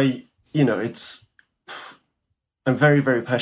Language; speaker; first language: English; native; English